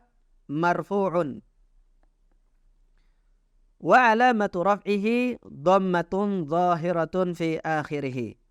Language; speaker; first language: Arabic; non-native, fluent; Indonesian